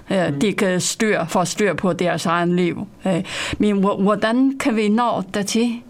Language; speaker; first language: Danish; non-native, fluent; Chinese